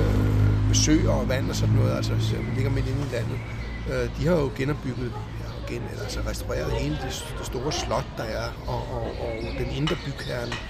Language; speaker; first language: Danish; native; Danish